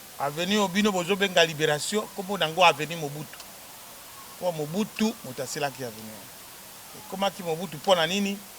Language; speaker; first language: Lingala; native; Lingala